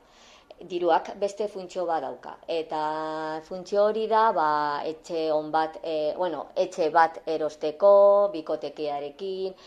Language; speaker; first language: Basque; non-native, learner; Spanish